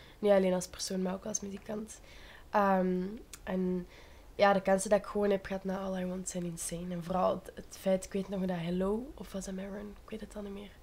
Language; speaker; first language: Dutch; native; Dutch